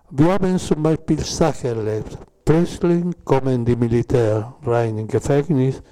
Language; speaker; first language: German; non-native, learner; Spanish